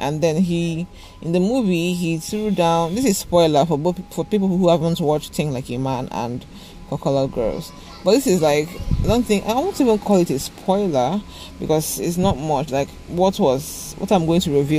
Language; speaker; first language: English; non-native, local second language; Igbo